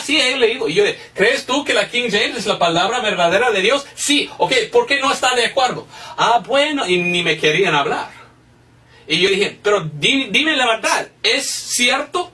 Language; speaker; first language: Spanish; non-native, fluent; English